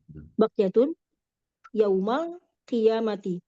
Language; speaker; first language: Arabic; non-native, learner; Indonesian